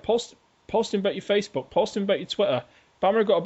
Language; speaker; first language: English; native; English